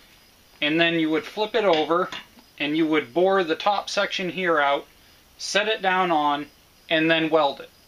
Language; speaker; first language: English; native; English